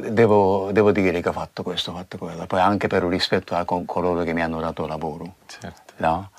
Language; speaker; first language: Italian; non-native, fluent; Japanese